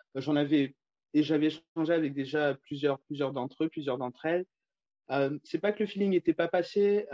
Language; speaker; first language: French; native; French